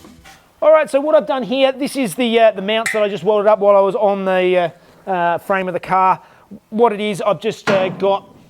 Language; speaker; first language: English; native; English